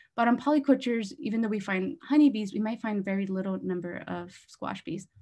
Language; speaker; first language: English; native; English